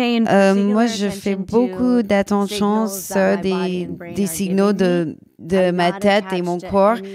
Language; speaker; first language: French; non-native, learner; English